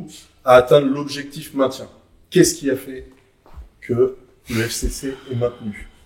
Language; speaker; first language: French; native; French